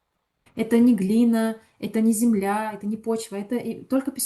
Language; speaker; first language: Russian; native; Russian